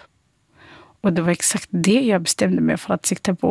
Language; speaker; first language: Swedish; non-native, fluent; Somali